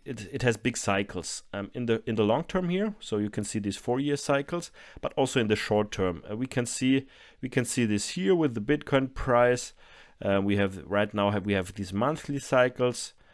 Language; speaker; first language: English; non-native, fluent; German